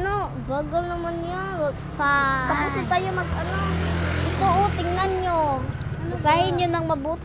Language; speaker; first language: Filipino; non-native, local second language; Cebuano